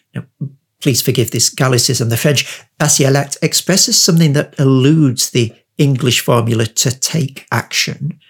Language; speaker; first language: English; native; English